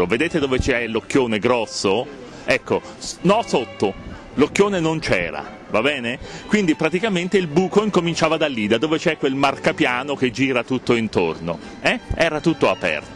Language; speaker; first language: Italian; native; Italian